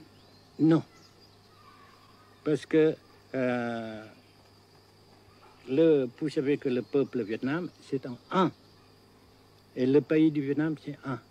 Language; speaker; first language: French; non-native, fluent; Vietnamese